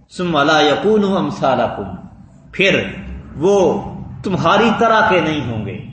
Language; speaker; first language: Urdu; non-native, local second language; Punjabi